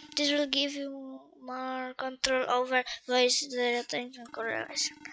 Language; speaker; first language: English; non-native, learner; Polish